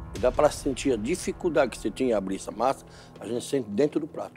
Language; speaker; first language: Portuguese; non-native, fluent; French